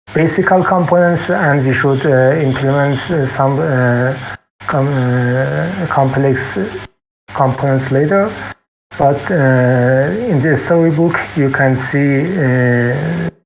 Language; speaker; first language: English; non-native, fluent; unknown